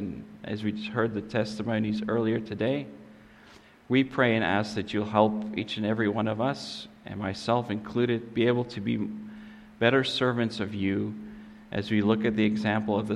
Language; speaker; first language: English; non-native, local second language; Afrikaans